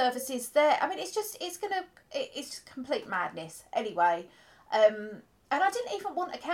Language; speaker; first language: English; native; English